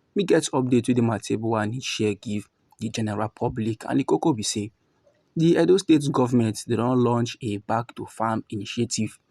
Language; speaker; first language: Nigerian Pidgin; native; Nigerian Pidgin